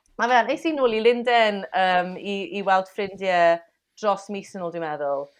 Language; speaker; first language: Welsh; native; Welsh